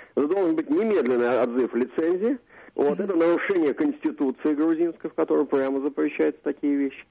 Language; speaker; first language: Russian; native; Russian